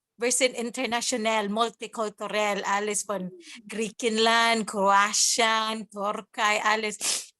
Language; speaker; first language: German; non-native, learner; Cebuano